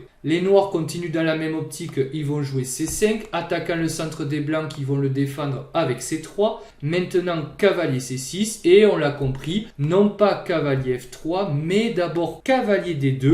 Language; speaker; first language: French; native; French